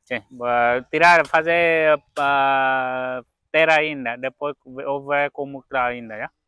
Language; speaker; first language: Portuguese; non-native, learner; Vietnamese